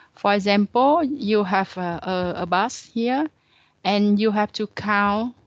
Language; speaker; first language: English; non-native, learner; Vietnamese